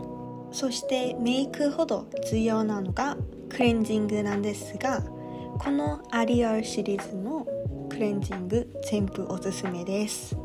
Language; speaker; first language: Japanese; non-native, fluent; Korean